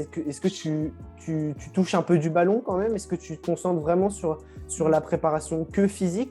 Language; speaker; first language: French; native; French